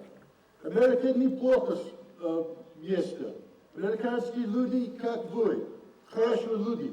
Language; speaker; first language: Russian; non-native, learner; English